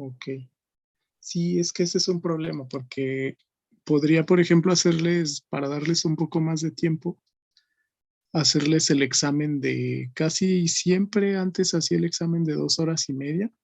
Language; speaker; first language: Spanish; native; Spanish